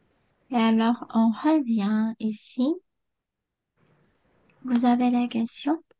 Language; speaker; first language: French; non-native, fluent; Chinese